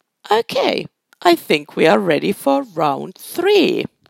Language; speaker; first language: English; non-native, fluent; Finnish